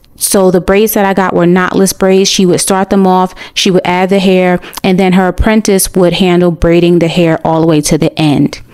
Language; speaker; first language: English; native; English